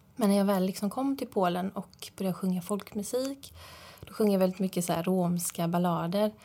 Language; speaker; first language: Swedish; native; Swedish